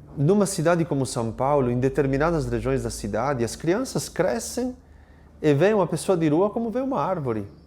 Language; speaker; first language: Portuguese; non-native, fluent; Italian